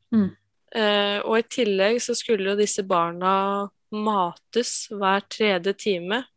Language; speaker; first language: Norwegian; native; Norwegian